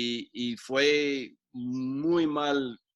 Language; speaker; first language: Spanish; non-native, fluent; English